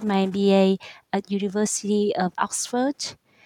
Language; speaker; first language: English; non-native, fluent; Vietnamese